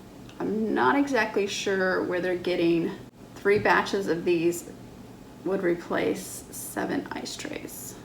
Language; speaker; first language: English; native; English